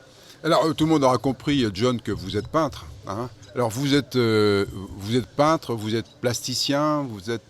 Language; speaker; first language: French; native; French